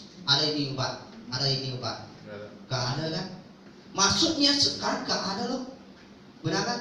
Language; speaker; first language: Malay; non-native, local second language; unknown